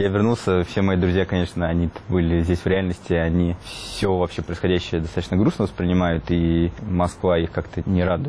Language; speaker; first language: Russian; native; Russian